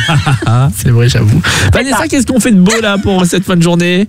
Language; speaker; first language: French; native; French